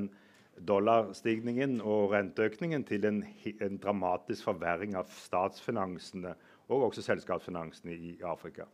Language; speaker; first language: Norwegian; native; Norwegian